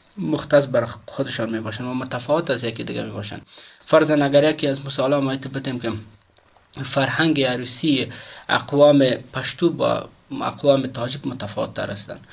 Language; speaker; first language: Persian; native; Persian